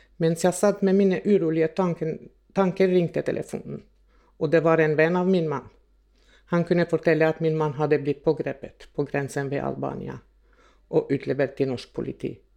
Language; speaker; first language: Norwegian; non-native, fluent; Albanian